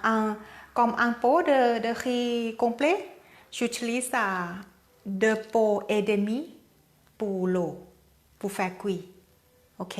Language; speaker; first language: French; non-native, learner; Thai